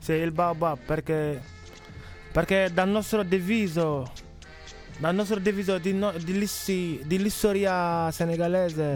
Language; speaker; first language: Italian; non-native, learner; Wolof